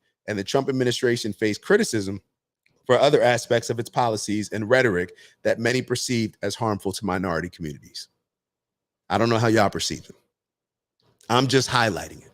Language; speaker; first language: English; native; English